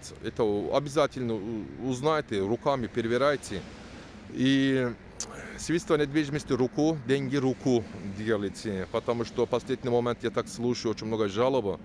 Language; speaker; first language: Russian; non-native, learner; Turkish